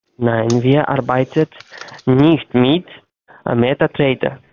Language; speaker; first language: German; non-native, learner; Russian